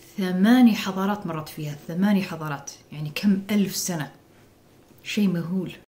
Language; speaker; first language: Arabic; non-native, local second language; Somali